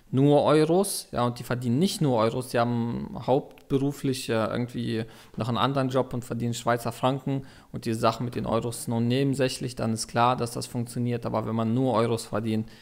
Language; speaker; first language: German; non-native, fluent; Russian